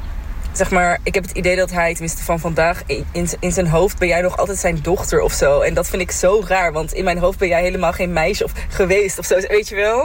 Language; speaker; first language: Dutch; native; Dutch